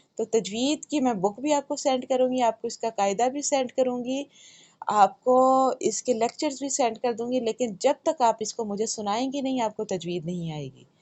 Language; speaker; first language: Urdu; native; Urdu